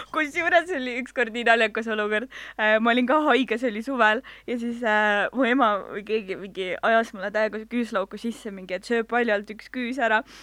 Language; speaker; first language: Estonian; non-native, local second language; Russian